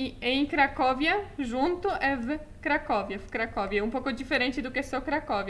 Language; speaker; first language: Portuguese; non-native, fluent; Polish